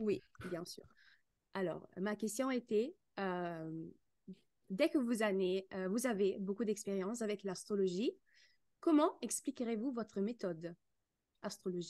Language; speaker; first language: French; non-native, fluent; Italian